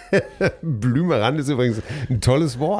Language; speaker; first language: German; native; German